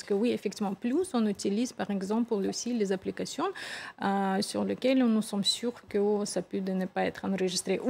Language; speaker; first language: French; non-native, fluent; Russian